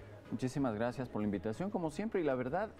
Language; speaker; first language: Spanish; native; Spanish